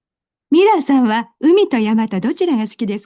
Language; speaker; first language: Japanese; non-native, learner; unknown